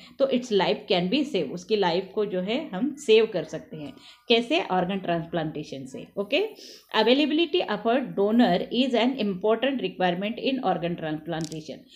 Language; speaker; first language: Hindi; non-native, local second language; Marathi